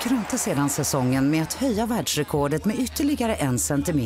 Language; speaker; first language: Swedish; native; Swedish